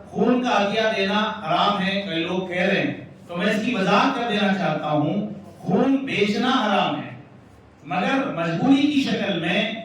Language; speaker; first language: Urdu; native; Urdu